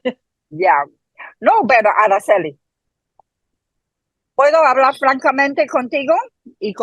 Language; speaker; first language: Spanish; non-native, fluent; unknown